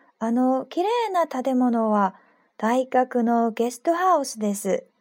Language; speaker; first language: Japanese; non-native, fluent; Chinese